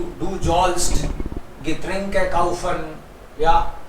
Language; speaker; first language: German; non-native, fluent; Hindi